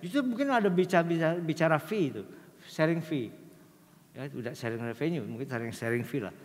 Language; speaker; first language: Indonesian; native; Indonesian